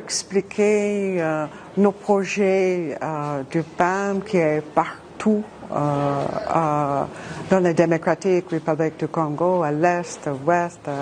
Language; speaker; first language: French; non-native, fluent; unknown